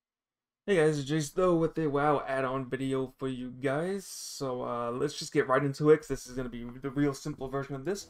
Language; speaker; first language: English; native; English